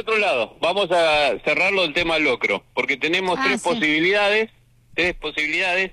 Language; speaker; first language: Spanish; native; Spanish